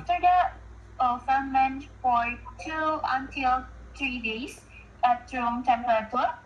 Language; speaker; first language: English; non-native, learner; Indonesian